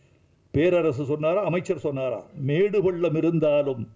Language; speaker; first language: Tamil; native; Tamil